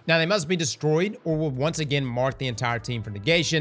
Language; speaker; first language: English; native; English